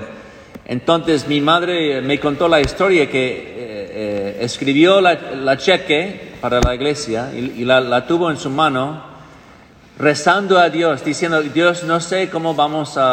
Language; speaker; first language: Spanish; non-native, fluent; English